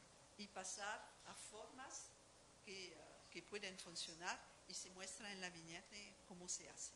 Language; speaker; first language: Spanish; non-native, fluent; French